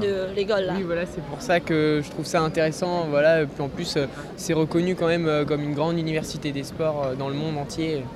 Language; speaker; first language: French; native; French